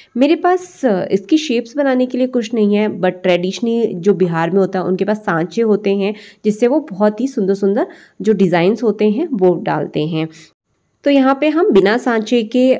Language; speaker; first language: Hindi; native; Hindi